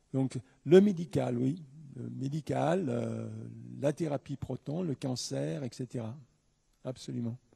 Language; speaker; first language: French; native; French